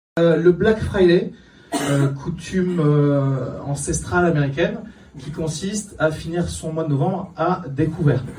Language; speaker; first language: French; non-native, local second language; Kabyle